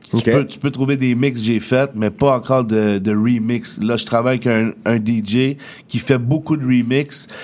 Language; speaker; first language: French; native; French